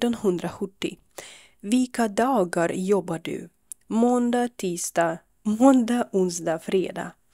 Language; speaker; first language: Swedish; non-native, fluent; Ukrainian